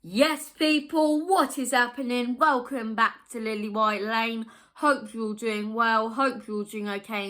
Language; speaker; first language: English; native; English